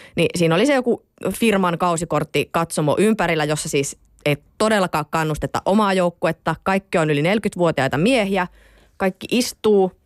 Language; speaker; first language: Finnish; native; Finnish